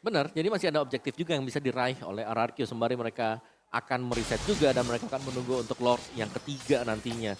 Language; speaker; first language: Indonesian; native; Indonesian